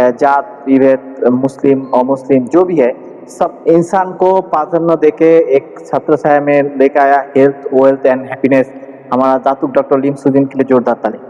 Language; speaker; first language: Hindi; non-native, learner; Bangla